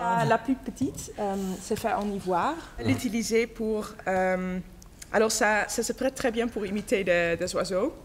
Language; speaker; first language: French; non-native, fluent; Dutch